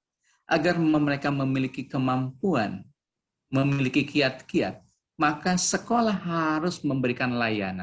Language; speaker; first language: Indonesian; native; Indonesian